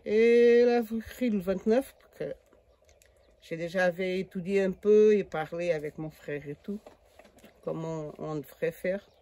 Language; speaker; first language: French; non-native, learner; Portuguese